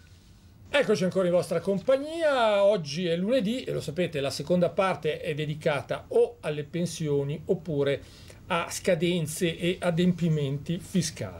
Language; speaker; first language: Italian; native; Italian